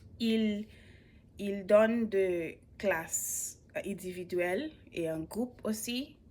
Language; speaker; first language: French; non-native, learner; English